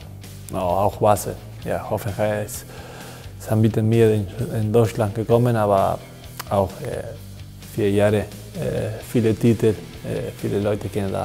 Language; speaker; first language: German; non-native, learner; Spanish